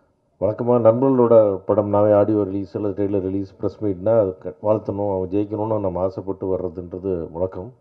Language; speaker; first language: Tamil; native; Tamil